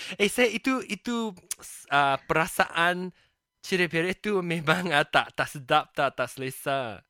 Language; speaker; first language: Malay; non-native, local second language; Chinese